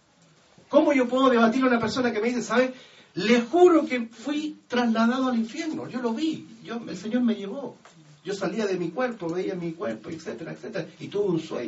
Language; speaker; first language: Spanish; native; Spanish